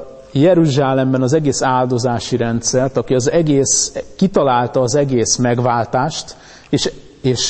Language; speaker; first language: Hungarian; native; Hungarian